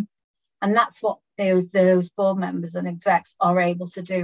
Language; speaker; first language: English; native; English